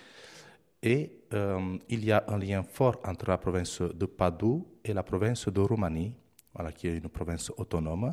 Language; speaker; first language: French; non-native, fluent; Romanian